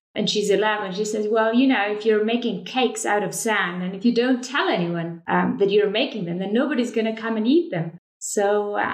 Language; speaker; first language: English; non-native, fluent; Estonian